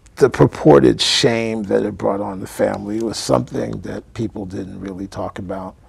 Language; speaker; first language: English; native; English